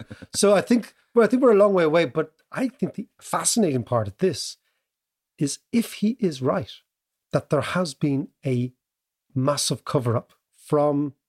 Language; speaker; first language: English; native; English